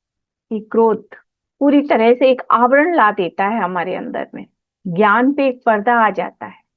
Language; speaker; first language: Hindi; native; Hindi